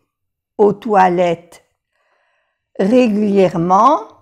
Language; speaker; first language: French; non-native, fluent; Spanish